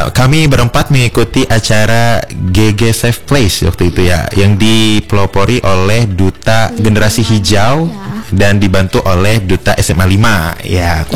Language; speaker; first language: Indonesian; native; Indonesian